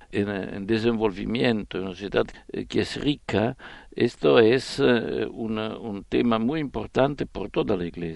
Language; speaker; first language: Spanish; non-native, fluent; Italian